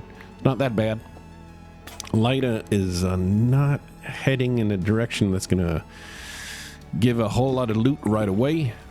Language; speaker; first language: English; native; English